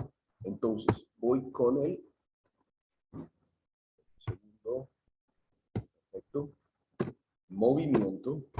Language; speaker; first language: Spanish; native; Spanish